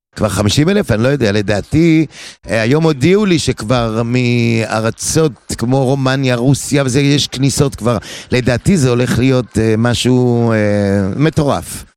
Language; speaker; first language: Hebrew; native; Hebrew